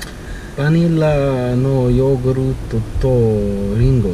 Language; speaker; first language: Japanese; non-native, learner; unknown